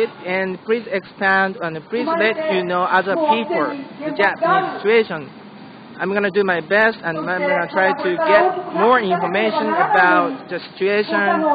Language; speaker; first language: English; non-native, learner; Japanese